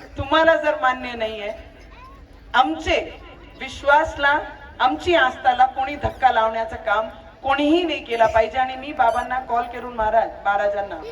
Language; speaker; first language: Marathi; non-native, local second language; Punjabi